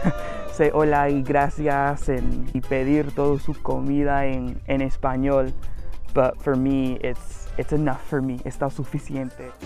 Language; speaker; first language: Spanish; non-native, fluent; English